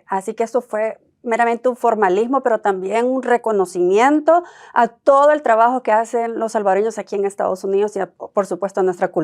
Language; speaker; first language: Spanish; native; Spanish